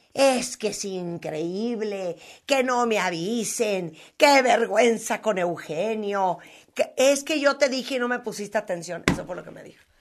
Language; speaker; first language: Spanish; native; Spanish